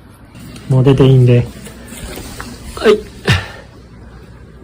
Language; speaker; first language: Japanese; native; Japanese